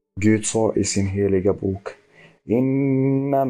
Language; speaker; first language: Swedish; early bilingual, other home language; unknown